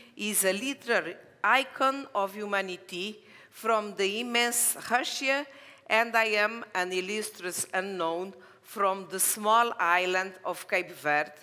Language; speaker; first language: English; non-native, learner; Portuguese